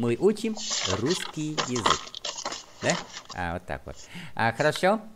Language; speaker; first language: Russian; non-native, fluent; Vietnamese